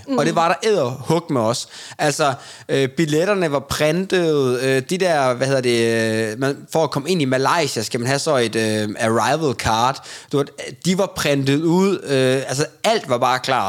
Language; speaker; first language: Danish; native; Danish